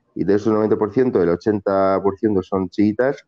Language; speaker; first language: Spanish; non-native, fluent; Azerbaijani